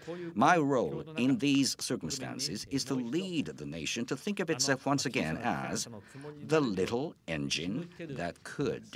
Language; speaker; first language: English; non-native, fluent; Japanese